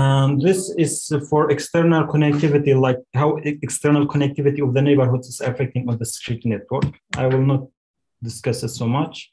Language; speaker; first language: English; non-native, learner; Kurdish